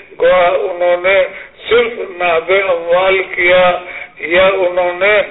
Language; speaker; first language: Urdu; native; Urdu